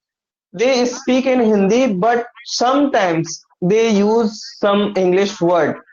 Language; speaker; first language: English; non-native, learner; Hindi